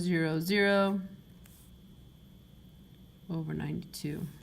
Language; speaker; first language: English; native; English